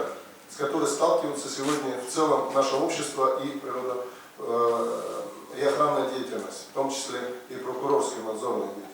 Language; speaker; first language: Russian; native; Russian